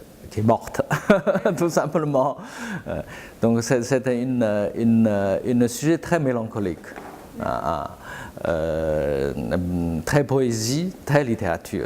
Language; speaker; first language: French; non-native, fluent; Chinese